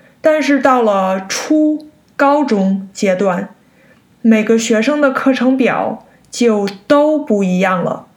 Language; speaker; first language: Chinese; early bilingual, heritage; Chinese